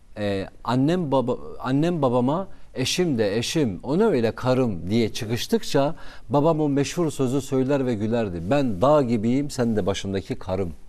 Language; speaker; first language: Turkish; non-native, local second language; Kurdish